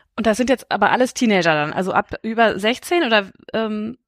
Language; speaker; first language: German; native; German